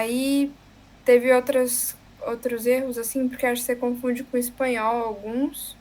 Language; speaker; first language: Portuguese; native; Portuguese